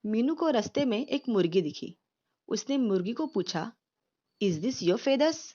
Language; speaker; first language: Hindi; non-native, local second language; Marathi